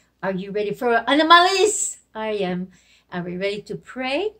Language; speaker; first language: English; native; English